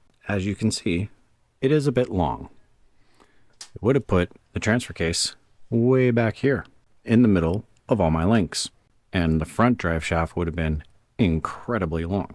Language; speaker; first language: English; native; English